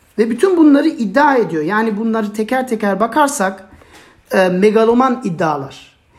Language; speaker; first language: Turkish; non-native, fluent; German